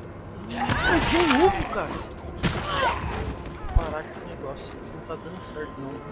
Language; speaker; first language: Portuguese; native; Portuguese